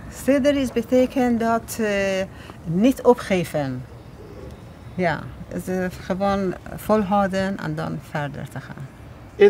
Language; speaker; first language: Dutch; non-native, fluent; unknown